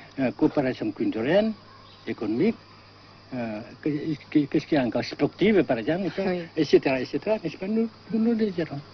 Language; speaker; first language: French; non-native, local second language; Vietnamese